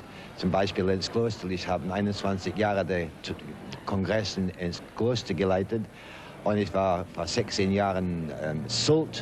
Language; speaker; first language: German; non-native, learner; English